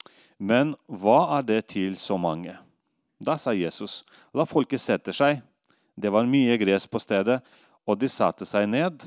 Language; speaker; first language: Norwegian; non-native, fluent; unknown